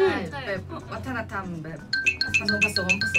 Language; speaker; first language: Thai; non-native, learner; Korean